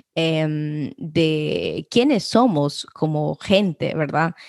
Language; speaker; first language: Spanish; native; Spanish